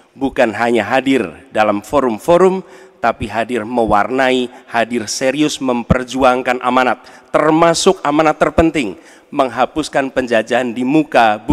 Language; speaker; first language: Indonesian; native; Indonesian